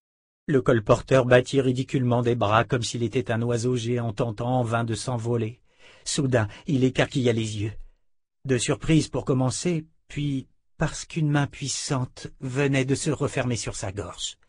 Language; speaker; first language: French; native; French